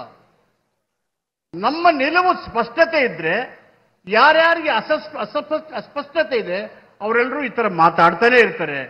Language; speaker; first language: Kannada; native; Kannada